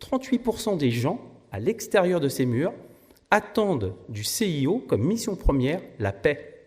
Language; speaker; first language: French; native; French